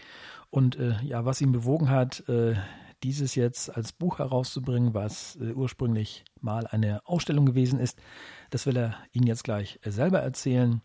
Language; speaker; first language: German; native; German